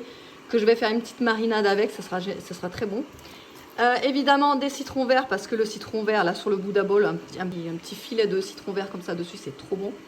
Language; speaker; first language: French; native; French